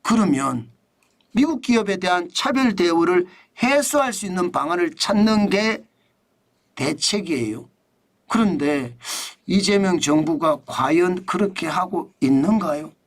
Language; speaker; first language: Korean; native; Korean